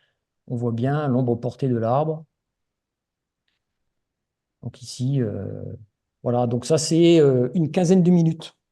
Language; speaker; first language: French; native; French